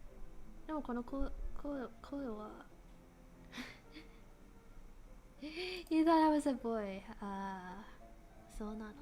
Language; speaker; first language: Japanese; non-native, learner; English